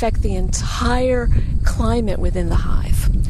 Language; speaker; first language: English; native; English